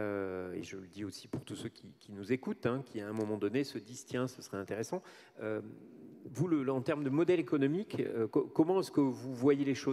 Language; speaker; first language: French; native; French